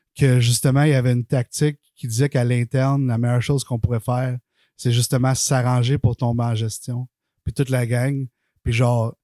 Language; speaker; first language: French; native; French